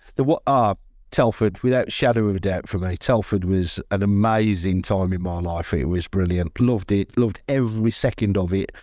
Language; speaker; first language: English; native; English